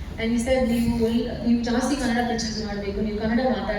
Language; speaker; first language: Kannada; non-native, learner; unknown